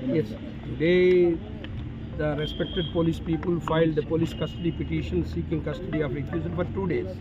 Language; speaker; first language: English; non-native, local second language; Telugu